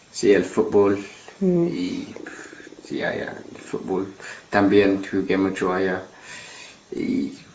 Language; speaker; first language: Spanish; non-native, learner; English